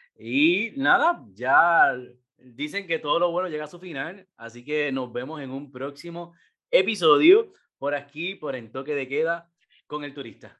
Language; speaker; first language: Spanish; native; Spanish